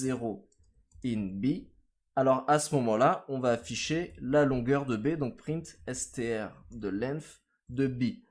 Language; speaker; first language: French; native; French